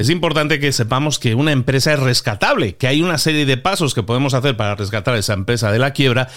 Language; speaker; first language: Spanish; native; Spanish